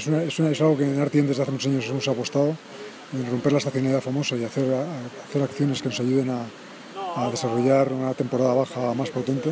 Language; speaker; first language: Spanish; native; Spanish